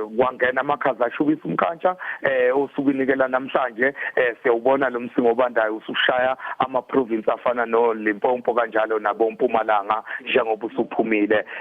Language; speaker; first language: Zulu; native; Zulu